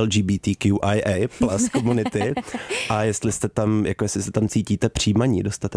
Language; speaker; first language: Czech; native; Czech